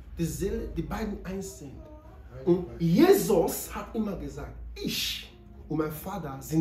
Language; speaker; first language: German; non-native, learner; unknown